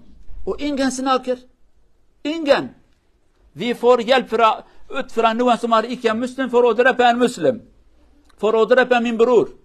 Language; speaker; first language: Norwegian; non-native, fluent; Kurdish